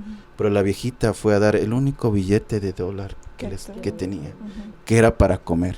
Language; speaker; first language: Spanish; native; Spanish